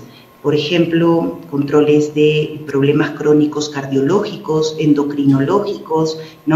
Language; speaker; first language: Spanish; native; Spanish